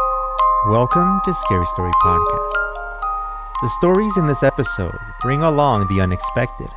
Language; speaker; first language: English; native; English